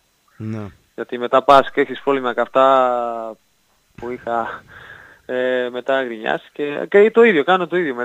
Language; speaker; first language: Greek; non-native, learner; Spanish